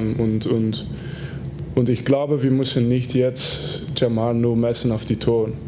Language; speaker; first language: German; non-native, fluent; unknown